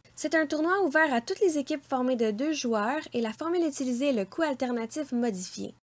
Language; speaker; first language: French; native; French